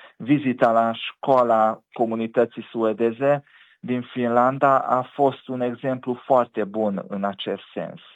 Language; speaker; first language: Romanian; native; Romanian